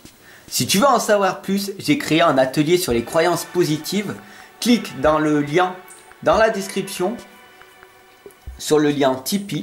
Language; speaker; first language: French; native; French